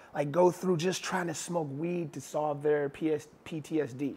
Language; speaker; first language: English; native; English